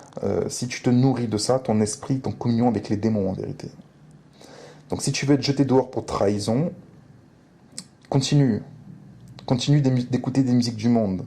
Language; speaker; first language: French; native; French